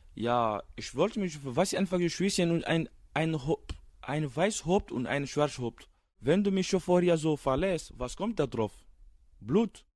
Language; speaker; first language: German; non-native, fluent; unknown